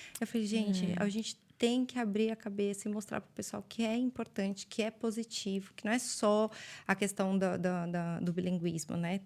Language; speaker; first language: Portuguese; native; Portuguese